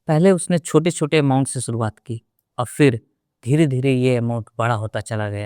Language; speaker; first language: Hindi; native; Hindi